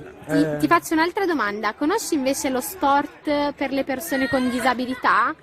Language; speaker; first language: Italian; native; Italian